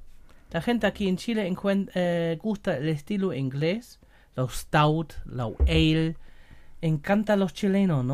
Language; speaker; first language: Spanish; non-native, fluent; German